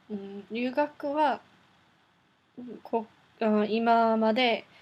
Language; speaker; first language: Japanese; non-native, learner; Afrikaans